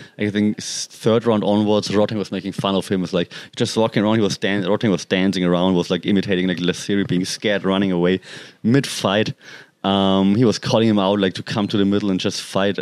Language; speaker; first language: English; non-native, fluent; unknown